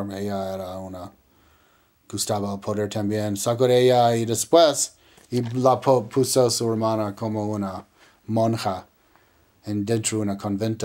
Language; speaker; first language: Spanish; non-native, learner; English